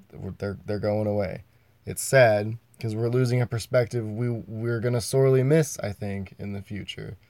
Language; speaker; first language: English; native; English